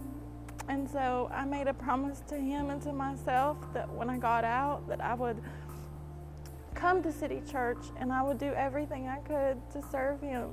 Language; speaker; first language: English; native; English